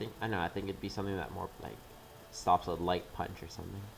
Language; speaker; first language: English; native; English